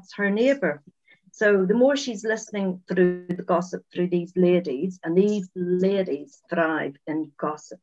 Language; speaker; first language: English; native; English